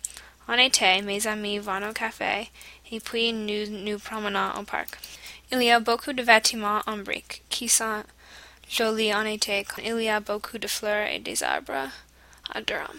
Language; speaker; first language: French; non-native, learner; English